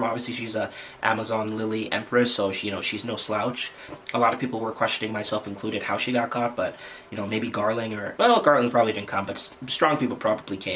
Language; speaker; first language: English; native; English